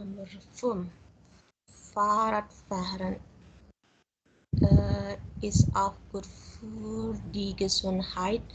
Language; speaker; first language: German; non-native, learner; Indonesian